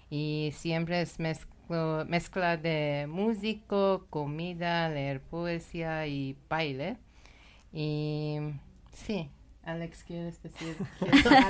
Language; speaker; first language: Spanish; non-native, learner; Persian